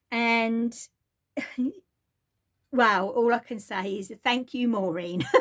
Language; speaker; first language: English; native; English